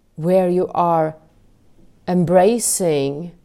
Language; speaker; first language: English; non-native, fluent; Norwegian